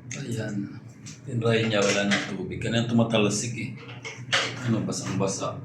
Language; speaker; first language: Filipino; native; Filipino